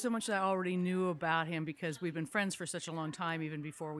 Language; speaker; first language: English; native; English